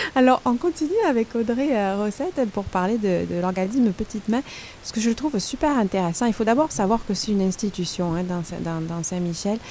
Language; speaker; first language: French; native; French